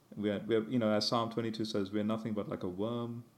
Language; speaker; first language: English; early bilingual, heritage; English